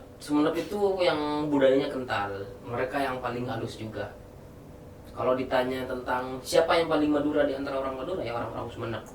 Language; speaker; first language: Indonesian; non-native, local second language; Madurese